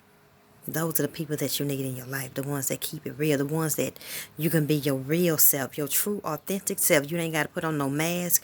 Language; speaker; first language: English; native; English